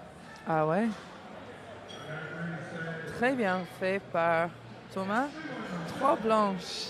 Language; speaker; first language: French; non-native, fluent; English